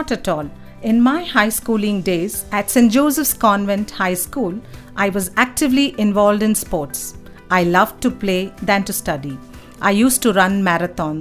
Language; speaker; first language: English; non-native, local second language; Kannada